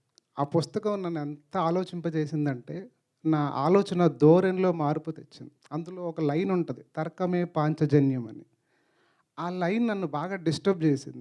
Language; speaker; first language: Telugu; native; Telugu